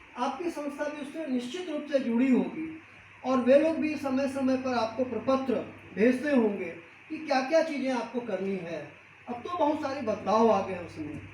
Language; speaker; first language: Hindi; native; Hindi